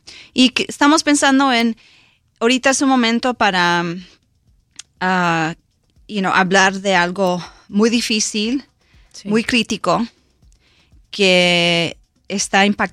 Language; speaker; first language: Spanish; non-native, local second language; English